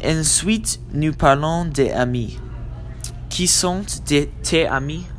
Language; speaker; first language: French; non-native, learner; English